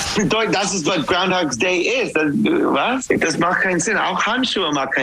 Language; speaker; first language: German; non-native, learner; English